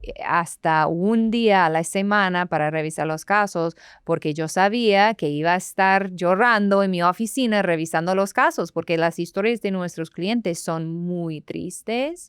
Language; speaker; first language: Spanish; non-native, fluent; English